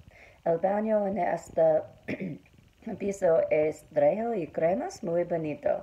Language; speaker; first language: Spanish; non-native, learner; English